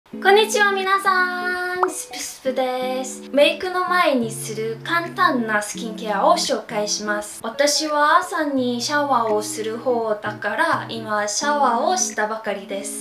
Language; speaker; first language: Japanese; non-native, fluent; Korean